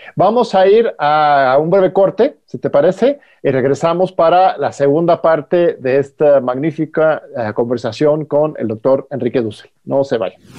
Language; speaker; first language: Spanish; native; Spanish